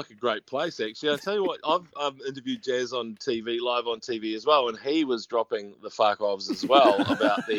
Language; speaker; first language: English; native; English